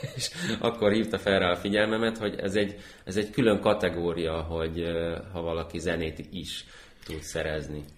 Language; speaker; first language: Hungarian; early bilingual, other home language; Ukrainian